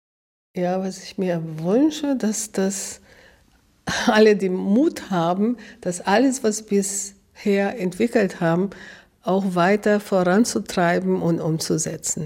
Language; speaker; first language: German; non-native, fluent; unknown